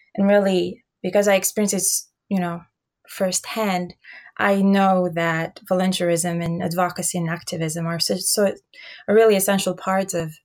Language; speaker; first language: English; early bilingual, other home language; Albanian